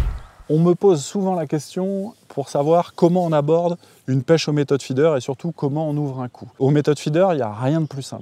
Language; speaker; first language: French; native; French